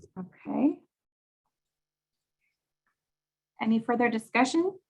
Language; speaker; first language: English; native; English